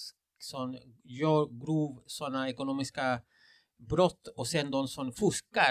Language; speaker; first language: Swedish; non-native, fluent; Spanish